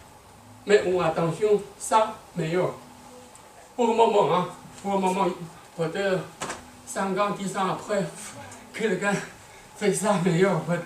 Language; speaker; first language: French; non-native, learner; Chinese